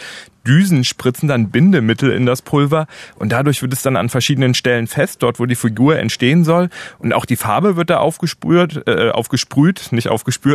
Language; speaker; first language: German; native; German